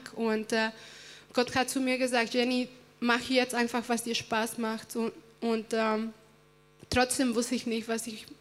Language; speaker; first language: German; early bilingual, other home language; Spanish